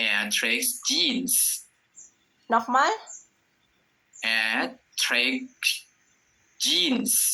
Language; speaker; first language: German; non-native, learner; Thai